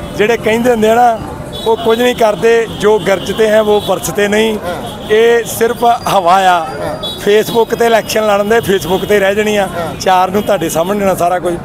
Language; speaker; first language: Punjabi; native; Punjabi